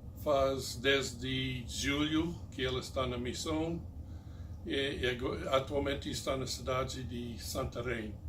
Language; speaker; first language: Portuguese; non-native, fluent; English